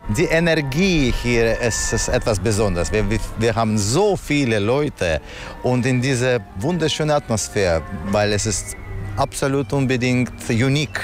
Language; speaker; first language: German; non-native, fluent; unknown